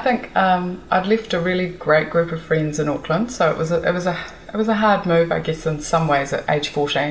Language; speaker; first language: English; native; English